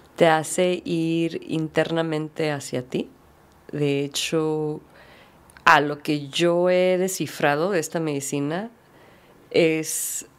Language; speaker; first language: Spanish; early bilingual, heritage; Spanish